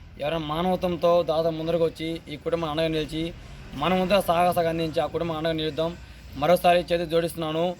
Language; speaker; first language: Telugu; native; Telugu